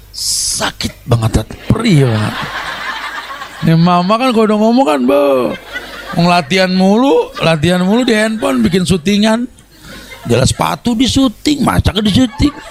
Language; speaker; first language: Indonesian; native; Indonesian